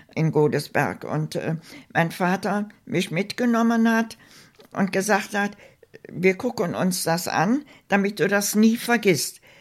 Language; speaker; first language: German; native; German